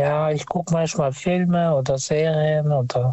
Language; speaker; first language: German; non-native, fluent; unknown